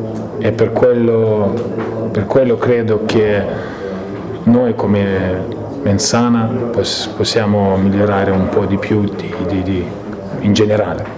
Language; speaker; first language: Italian; non-native, fluent; Lithuanian